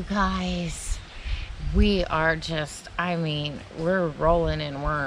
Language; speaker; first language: English; native; English